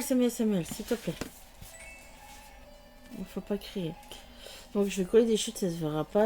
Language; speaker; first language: French; native; French